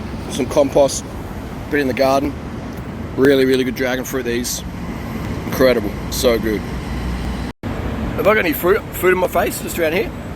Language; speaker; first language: English; native; English